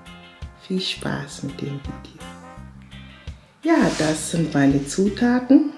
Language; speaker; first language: German; non-native, fluent; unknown